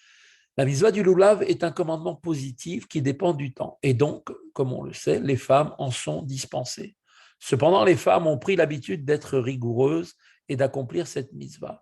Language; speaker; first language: French; native; French